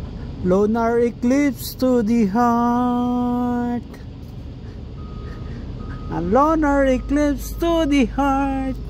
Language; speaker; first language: English; non-native, local second language; Filipino